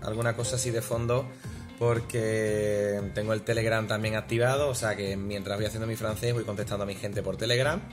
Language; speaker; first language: Spanish; native; Spanish